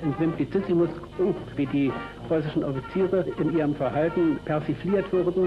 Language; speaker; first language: German; native; German